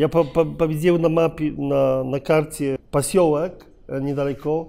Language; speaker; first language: Russian; non-native, learner; Polish